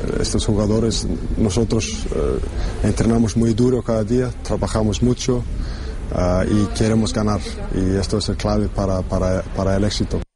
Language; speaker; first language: Spanish; non-native, learner; English